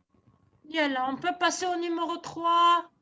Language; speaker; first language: French; non-native, local second language; Arabic